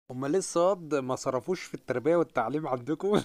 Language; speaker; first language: Arabic; native; Arabic